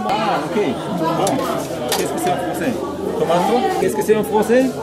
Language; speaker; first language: French; non-native, learner; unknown